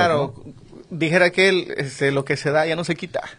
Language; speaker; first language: Spanish; native; Spanish